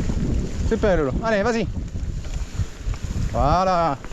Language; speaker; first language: French; native; French